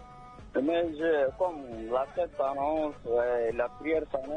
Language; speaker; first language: French; non-native, learner; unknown